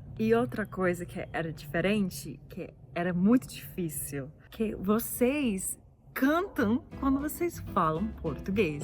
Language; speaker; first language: Portuguese; non-native, fluent; English